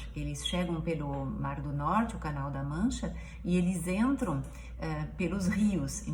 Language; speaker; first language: Portuguese; non-native, fluent; French